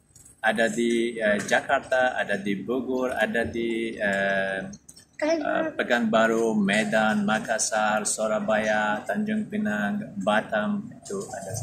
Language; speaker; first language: Indonesian; non-native, learner; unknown